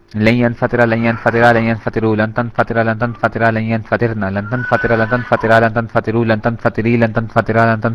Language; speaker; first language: Urdu; native; Urdu